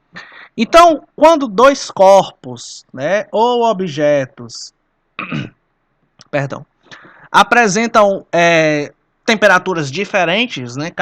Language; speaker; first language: Portuguese; native; Portuguese